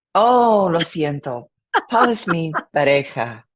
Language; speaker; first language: Spanish; non-native, learner; English